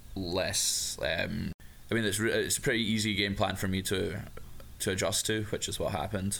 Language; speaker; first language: English; native; English